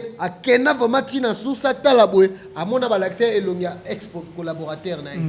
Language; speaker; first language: Lingala; native; Lingala